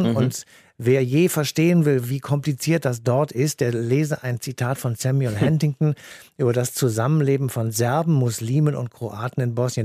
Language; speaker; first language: German; native; German